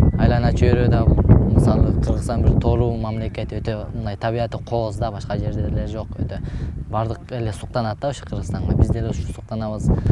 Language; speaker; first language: Kyrgyz; early bilingual, heritage; Kyrgyz